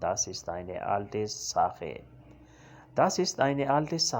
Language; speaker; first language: German; non-native, learner; Urdu